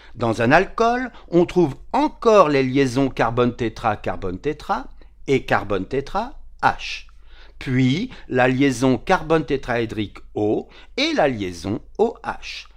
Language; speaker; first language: French; native; French